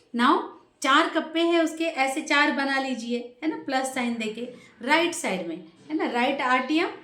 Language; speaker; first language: Hindi; non-native, local second language; Marathi